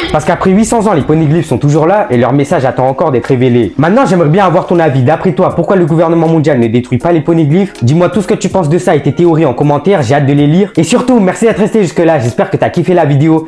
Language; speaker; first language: French; native; French